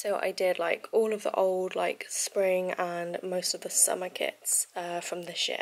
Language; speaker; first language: English; native; English